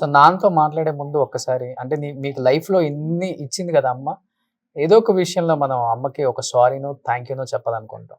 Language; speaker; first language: Telugu; native; Telugu